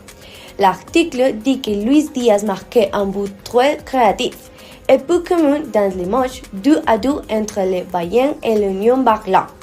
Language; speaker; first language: French; non-native, learner; Spanish